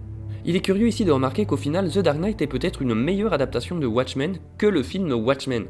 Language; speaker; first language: French; native; French